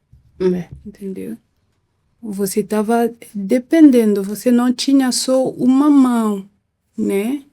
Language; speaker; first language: Portuguese; non-native, fluent; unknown